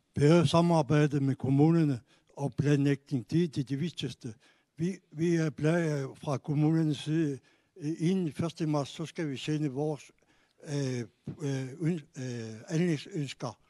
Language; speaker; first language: Danish; non-native, local second language; Kalaallisut